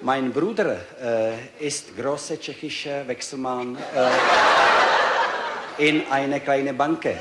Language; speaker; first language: German; non-native, learner; Czech